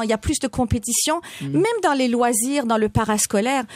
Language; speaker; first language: French; early bilingual, other home language; Persian